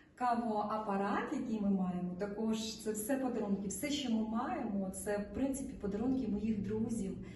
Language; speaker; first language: Ukrainian; native; Ukrainian